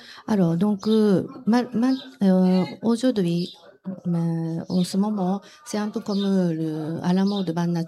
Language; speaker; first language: French; non-native, learner; Japanese